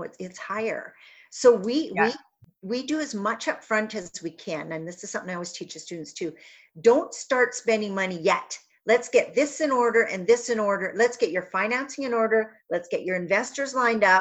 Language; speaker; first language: English; native; English